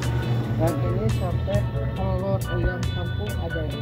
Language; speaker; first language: Indonesian; non-native, local second language; Sundanese